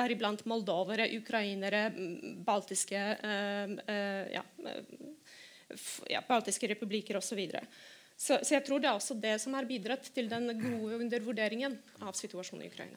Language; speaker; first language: Norwegian; non-native, fluent; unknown